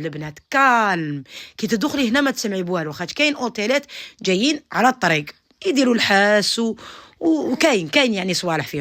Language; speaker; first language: Arabic; native; Arabic